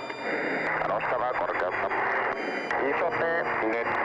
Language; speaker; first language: Finnish; native; Finnish